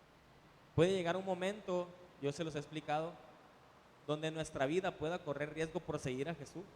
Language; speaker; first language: Spanish; native; Spanish